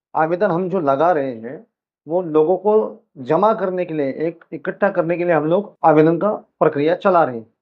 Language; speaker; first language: Hindi; non-native, local second language; Marathi